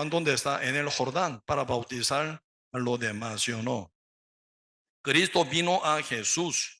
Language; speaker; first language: Spanish; non-native, learner; Korean